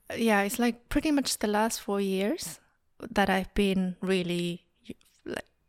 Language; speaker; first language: English; non-native, fluent; Spanish